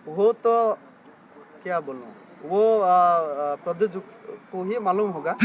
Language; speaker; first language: Hindi; non-native, local second language; Bangla